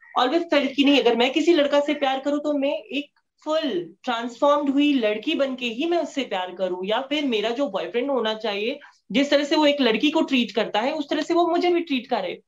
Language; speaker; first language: Hindi; native; Hindi